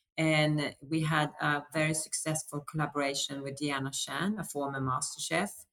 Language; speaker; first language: English; non-native, fluent; Swedish